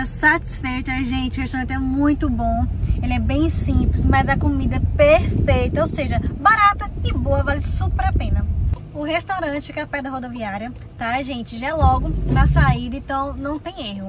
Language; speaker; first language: Portuguese; native; Portuguese